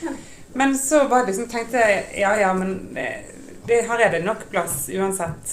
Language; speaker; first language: Norwegian; non-native, fluent; Ukrainian